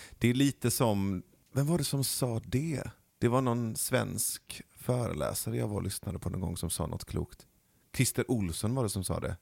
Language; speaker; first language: Swedish; early bilingual, other home language; Persian